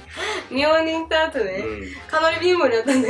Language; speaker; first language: Japanese; native; Japanese